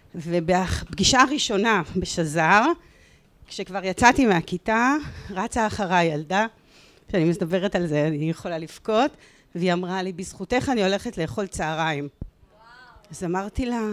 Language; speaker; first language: Hebrew; native; Hebrew